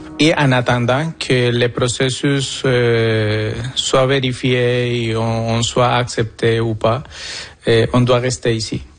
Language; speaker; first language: French; non-native, fluent; Spanish